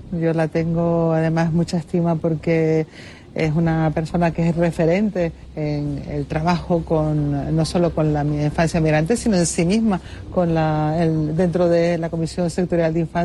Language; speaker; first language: Spanish; native; Spanish